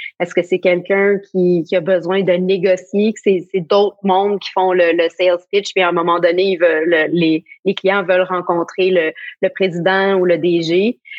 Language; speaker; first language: French; native; French